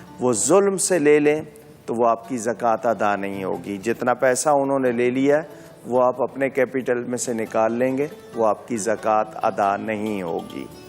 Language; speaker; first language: Urdu; native; Urdu